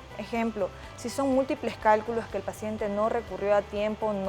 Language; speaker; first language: Spanish; native; Spanish